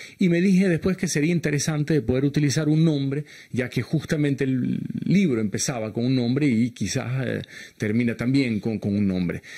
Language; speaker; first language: Spanish; early bilingual, heritage; Spanish